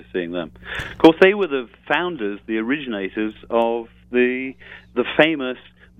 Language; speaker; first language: English; native; English